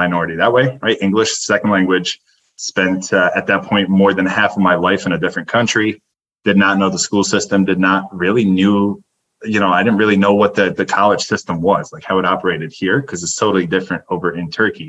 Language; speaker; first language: English; early bilingual, other home language; Turkish